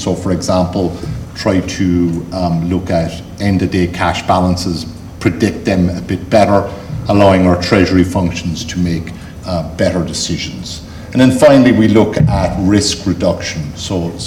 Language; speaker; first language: English; native; English